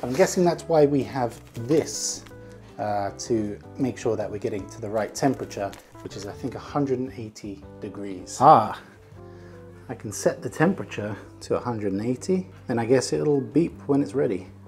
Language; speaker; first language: English; native; English